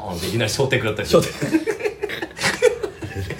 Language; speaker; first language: Japanese; native; Japanese